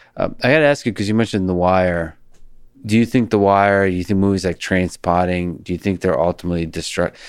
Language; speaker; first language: English; early bilingual, other home language; Russian